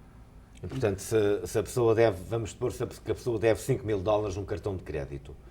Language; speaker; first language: Portuguese; native; Portuguese